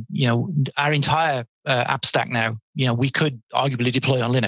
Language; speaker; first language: English; native; English